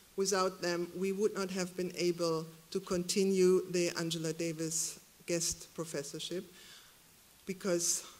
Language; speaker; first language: English; non-native, fluent; German